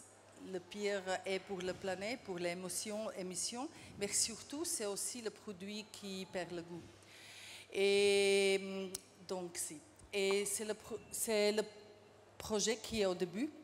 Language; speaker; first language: French; non-native, fluent; Slovenian